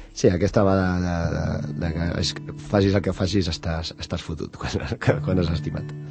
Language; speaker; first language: Catalan; non-native, local second language; Spanish